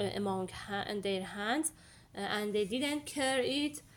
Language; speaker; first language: English; non-native, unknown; Persian